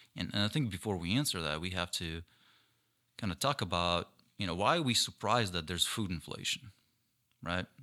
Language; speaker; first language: English; non-native, fluent; Ukrainian